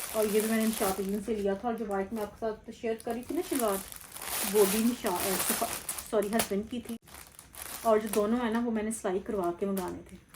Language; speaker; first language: Urdu; native; Urdu